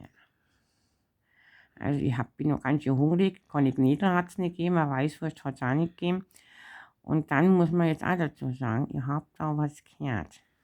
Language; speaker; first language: German; native; German